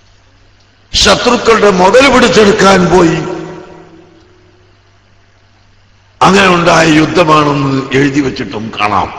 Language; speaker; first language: Malayalam; native; Malayalam